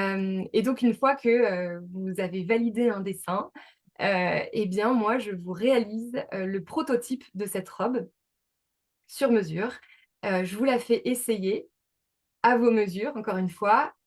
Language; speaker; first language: French; native; French